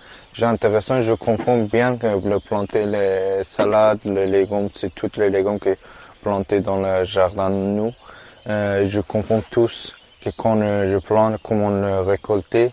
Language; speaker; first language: French; non-native, learner; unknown